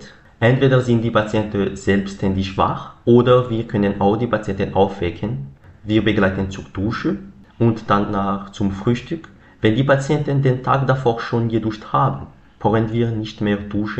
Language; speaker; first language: German; non-native, learner; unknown